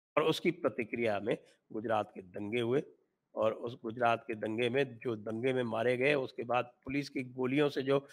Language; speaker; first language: Hindi; native; Hindi